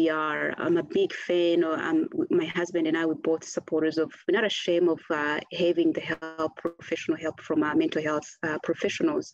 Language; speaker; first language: English; non-native, local second language; Kinyarwanda